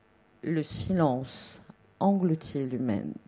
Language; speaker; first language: French; native; French